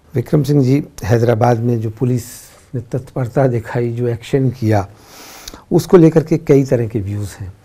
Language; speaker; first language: Hindi; native; Hindi